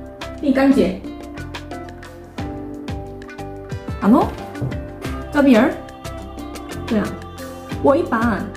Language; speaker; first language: Chinese; non-native, learner; Korean